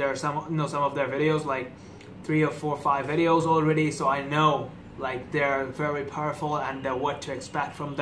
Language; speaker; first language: English; non-native, fluent; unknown